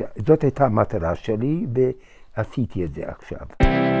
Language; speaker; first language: Hebrew; non-native, fluent; English